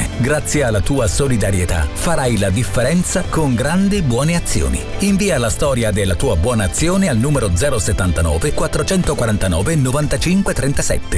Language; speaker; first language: Italian; native; Italian